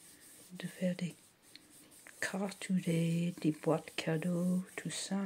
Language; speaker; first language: French; non-native, learner; English